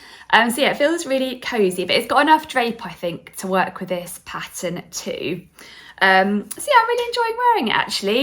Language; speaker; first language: English; native; English